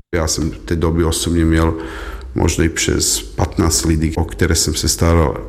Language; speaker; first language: Czech; non-native, fluent; Serbian